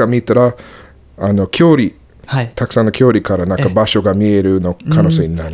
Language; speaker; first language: Japanese; non-native, learner; English